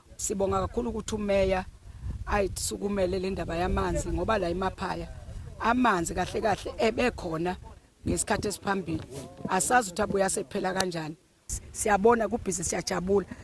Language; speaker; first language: Zulu; native; Zulu